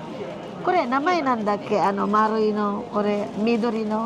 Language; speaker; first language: Japanese; non-native, learner; Filipino